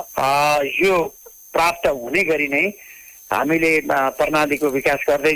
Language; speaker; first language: Nepali; native; Nepali